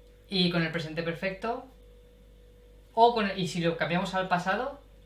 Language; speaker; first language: Spanish; native; Spanish